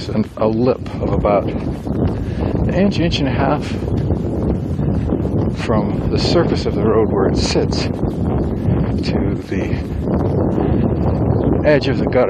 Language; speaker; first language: English; native; English